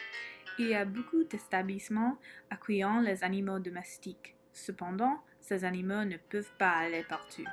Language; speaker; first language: French; non-native, learner; English